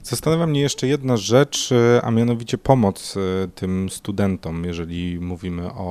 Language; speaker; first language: Polish; native; Polish